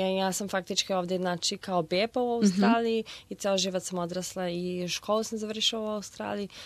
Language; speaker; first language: Serbian; early bilingual, heritage; Serbian